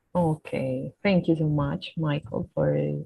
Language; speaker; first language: English; non-native, fluent; Spanish